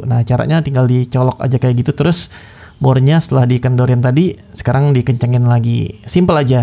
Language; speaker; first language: Indonesian; native; Indonesian